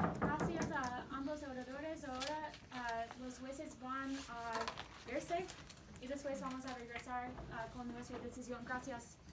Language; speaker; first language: Spanish; non-native, learner; English